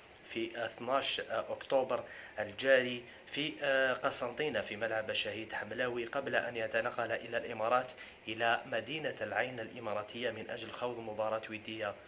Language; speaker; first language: Arabic; native; Arabic